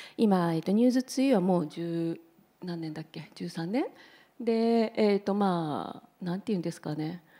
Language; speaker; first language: Japanese; native; Japanese